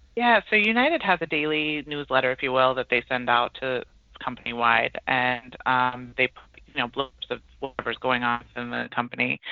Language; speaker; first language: English; early bilingual, other home language; Persian